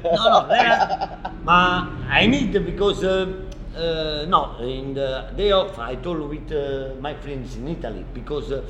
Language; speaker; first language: English; non-native, learner; Italian